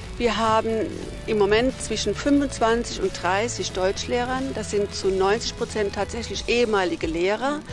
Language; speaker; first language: German; native; German